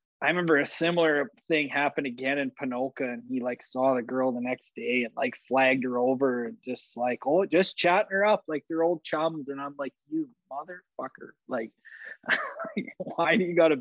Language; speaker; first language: English; native; English